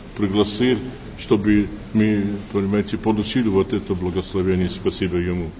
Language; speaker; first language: Russian; non-native, learner; Arabic